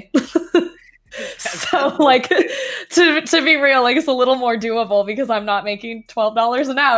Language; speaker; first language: English; native; English